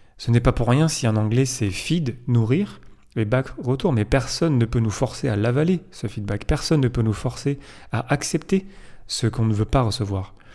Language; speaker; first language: French; native; French